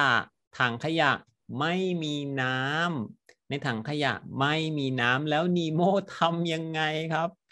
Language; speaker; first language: Thai; native; Thai